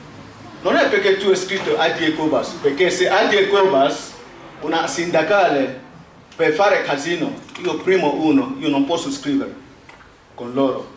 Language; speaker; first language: Italian; non-native, learner; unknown